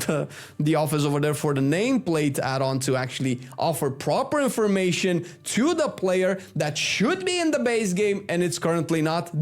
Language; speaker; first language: English; native; English